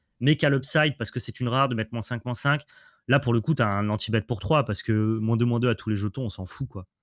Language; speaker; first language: French; native; French